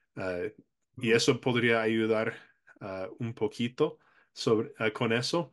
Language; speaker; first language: Spanish; non-native, fluent; English